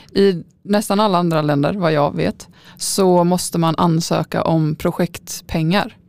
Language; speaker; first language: Norwegian; non-native, learner; Swedish